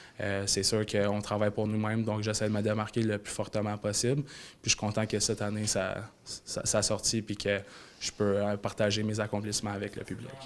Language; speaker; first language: French; native; French